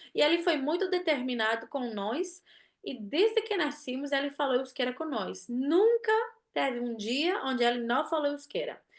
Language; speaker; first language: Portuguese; non-native, fluent; Italian